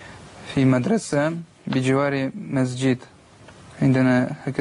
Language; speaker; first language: Arabic; non-native, learner; Russian